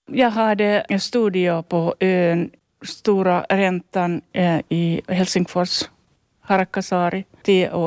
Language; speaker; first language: Swedish; non-native, local second language; Finnish